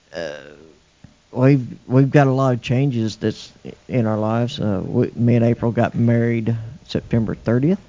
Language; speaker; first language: English; native; English